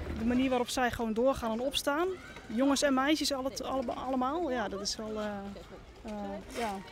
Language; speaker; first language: Dutch; native; Dutch